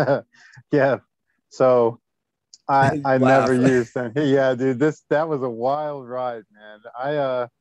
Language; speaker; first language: English; native; English